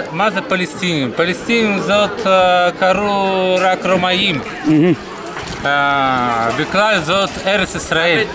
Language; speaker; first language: Hebrew; non-native, learner; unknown